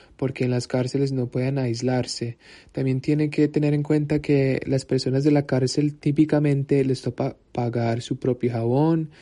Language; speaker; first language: Spanish; early bilingual, heritage; Spanish